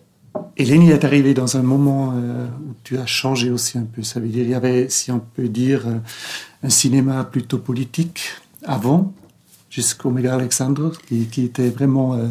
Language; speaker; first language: French; non-native, local second language; German